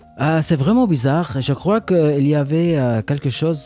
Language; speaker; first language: French; non-native, learner; Arabic